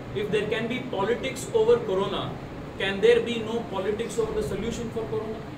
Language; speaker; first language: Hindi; non-native, local second language; Kannada